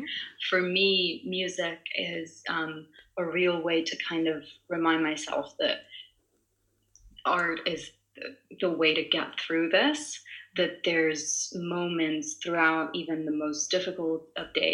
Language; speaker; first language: English; non-native, fluent; Italian